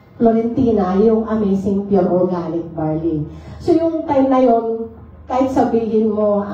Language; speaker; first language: Filipino; non-native, local second language; Bikol